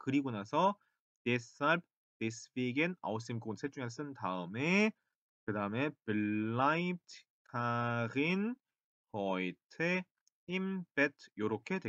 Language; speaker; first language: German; non-native, fluent; Korean